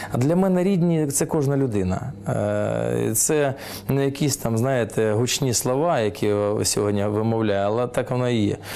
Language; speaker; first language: Ukrainian; non-native, local second language; Russian